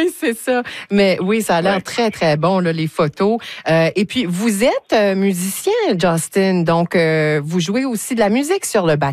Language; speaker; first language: French; native; French